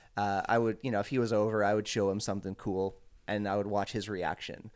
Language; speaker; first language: English; native; English